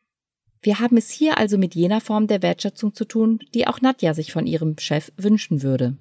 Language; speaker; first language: German; native; German